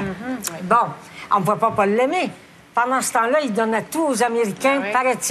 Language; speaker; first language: French; native; French